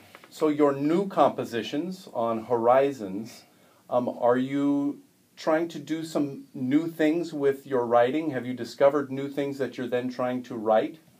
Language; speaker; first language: English; native; English